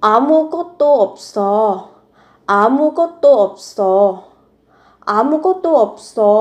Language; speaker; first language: Korean; non-native, fluent; Vietnamese